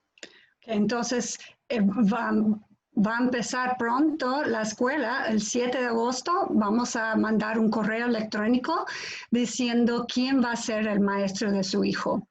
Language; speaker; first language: Spanish; non-native, fluent; English